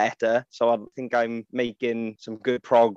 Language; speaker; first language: English; native; English